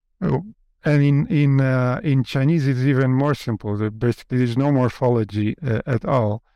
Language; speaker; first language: English; non-native, fluent; Polish